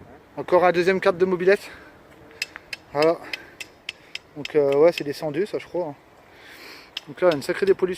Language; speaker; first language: French; native; French